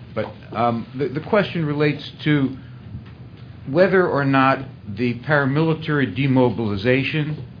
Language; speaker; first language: English; native; English